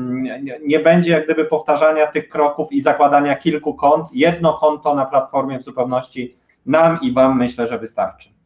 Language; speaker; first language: Polish; native; Polish